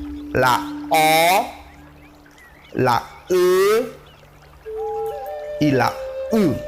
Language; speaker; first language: Spanish; non-native, local second language; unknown